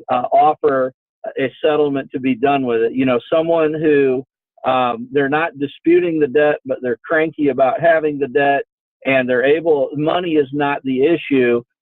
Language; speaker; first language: English; native; English